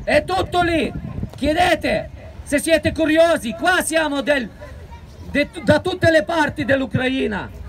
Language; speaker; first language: Italian; non-native, fluent; Ukrainian